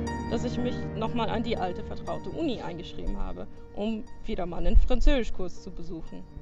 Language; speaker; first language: German; non-native, fluent; English